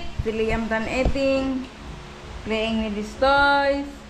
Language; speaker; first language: English; non-native, local second language; Cebuano